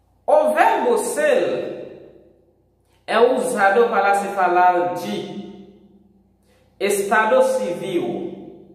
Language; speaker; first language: Portuguese; non-native, fluent; Haitian Creole